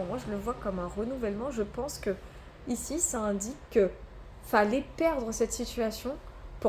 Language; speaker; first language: French; native; French